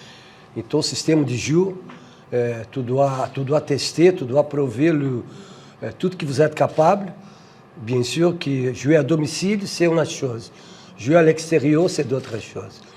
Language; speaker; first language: French; non-native, fluent; Portuguese